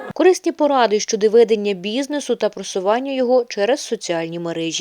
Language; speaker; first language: Ukrainian; native; Ukrainian